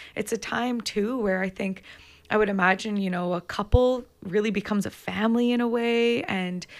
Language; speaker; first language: English; native; English